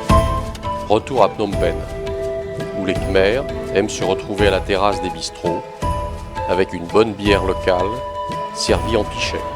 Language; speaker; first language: French; native; French